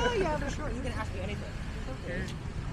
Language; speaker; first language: English; non-native, fluent; Vietnamese